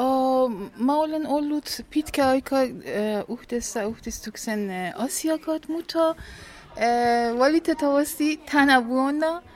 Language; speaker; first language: Finnish; non-native, learner; Persian